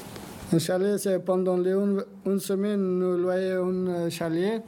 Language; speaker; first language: French; non-native, learner; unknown